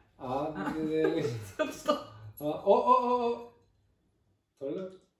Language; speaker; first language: Swedish; native; Swedish